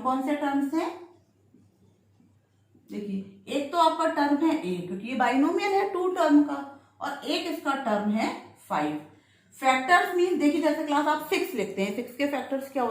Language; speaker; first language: Hindi; native; Hindi